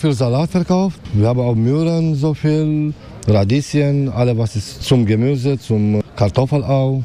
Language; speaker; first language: German; non-native, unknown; Romanian